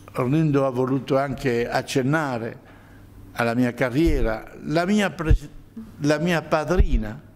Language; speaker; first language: Italian; native; Italian